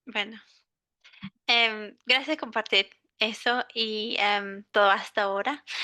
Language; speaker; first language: Spanish; non-native, fluent; English